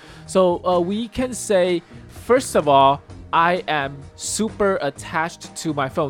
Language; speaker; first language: English; early bilingual, other home language; Chinese